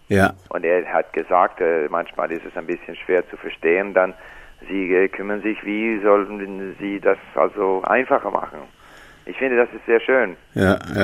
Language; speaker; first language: German; non-native, learner; English